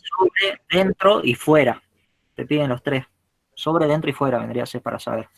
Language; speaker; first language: Spanish; native; Spanish